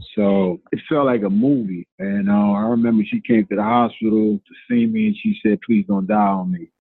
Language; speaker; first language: English; non-native, fluent; Spanish